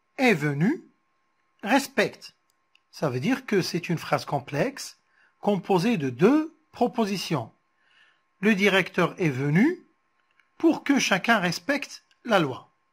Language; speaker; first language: French; non-native, local second language; Arabic